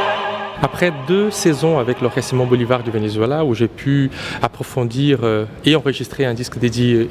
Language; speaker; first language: French; non-native, fluent; Portuguese